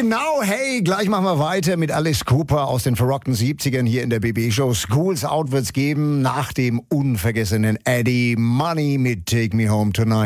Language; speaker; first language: German; native; German